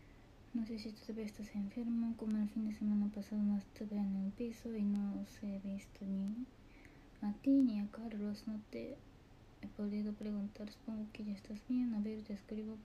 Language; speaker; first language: Spanish; non-native, learner; Japanese